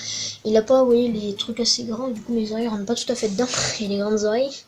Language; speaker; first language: French; native; French